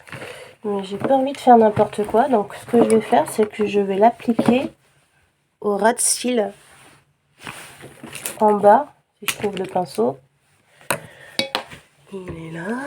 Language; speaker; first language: French; native; French